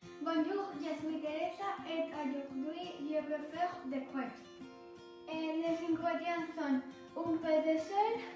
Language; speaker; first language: French; non-native, learner; Spanish